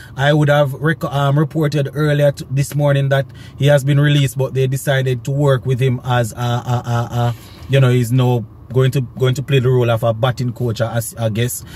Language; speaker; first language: English; native; English